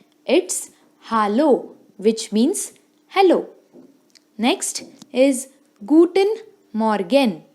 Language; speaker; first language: English; non-native, local second language; Hindi